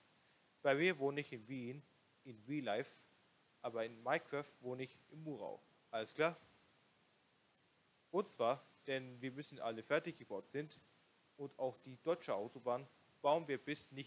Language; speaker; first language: German; non-native, local second language; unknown